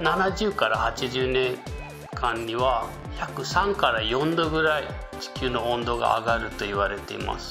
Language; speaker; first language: Japanese; non-native, fluent; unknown